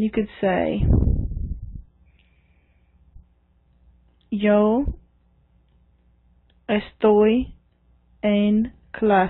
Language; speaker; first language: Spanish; non-native, fluent; English